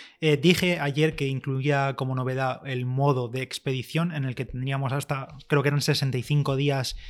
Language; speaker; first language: Spanish; native; Spanish